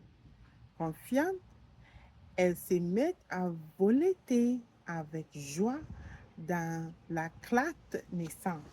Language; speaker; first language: French; non-native, learner; English